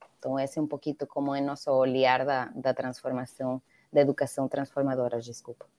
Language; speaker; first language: Portuguese; non-native, fluent; Spanish